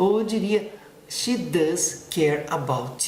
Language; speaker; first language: English; non-native, fluent; Portuguese